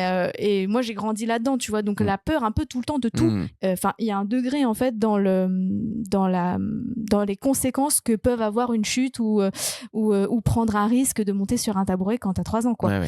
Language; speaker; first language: French; native; French